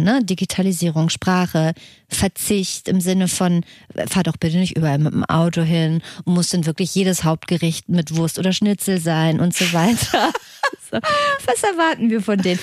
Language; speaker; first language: German; native; German